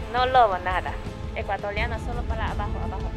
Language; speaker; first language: Spanish; non-native, learner; Chinese